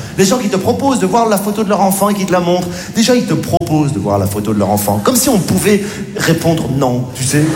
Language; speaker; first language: French; native; French